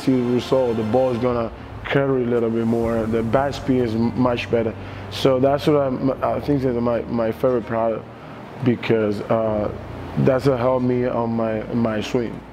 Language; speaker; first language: English; non-native, learner; Spanish